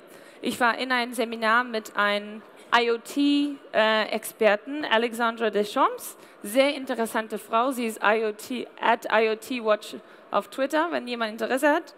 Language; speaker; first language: German; non-native, fluent; English